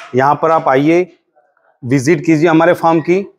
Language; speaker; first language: Hindi; non-native, local second language; Gujarati